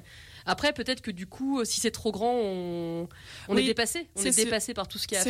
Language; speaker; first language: French; native; French